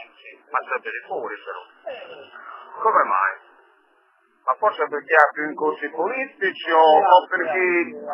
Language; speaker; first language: Italian; native; Italian